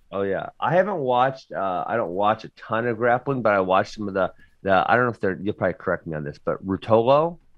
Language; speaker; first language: English; native; English